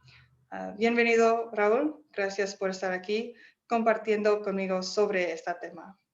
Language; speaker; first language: Spanish; non-native, fluent; English